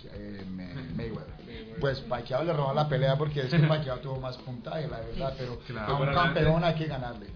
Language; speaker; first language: Spanish; native; Spanish